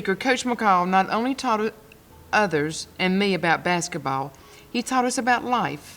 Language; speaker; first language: English; native; English